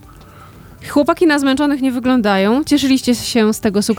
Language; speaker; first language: Polish; native; Polish